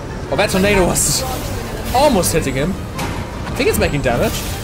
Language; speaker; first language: English; non-native, fluent; German